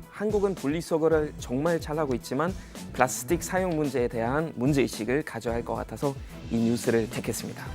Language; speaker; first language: Korean; non-native, fluent; German